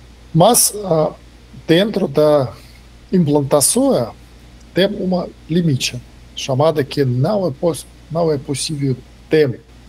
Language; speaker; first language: Portuguese; non-native, fluent; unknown